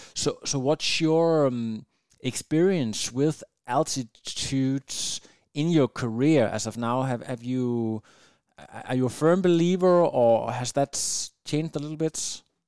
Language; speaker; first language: English; non-native, fluent; Danish